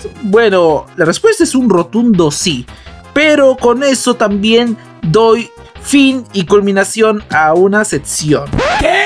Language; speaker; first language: Spanish; native; Spanish